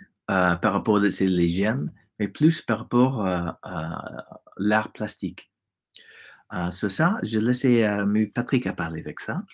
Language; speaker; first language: French; non-native, fluent; English